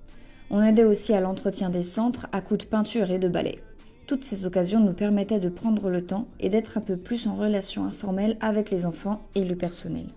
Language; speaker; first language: French; native; French